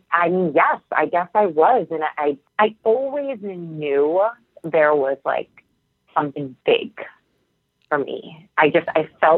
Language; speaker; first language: English; native; English